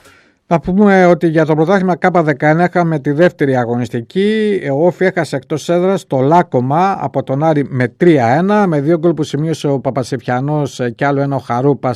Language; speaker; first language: Greek; native; Greek